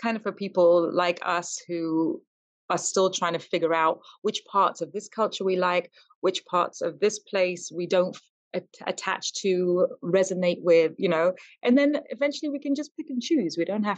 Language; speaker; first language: English; native; English